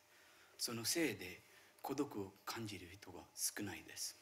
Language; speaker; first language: Japanese; non-native, fluent; Marathi